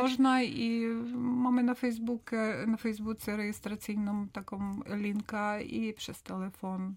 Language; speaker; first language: Polish; non-native, learner; Ukrainian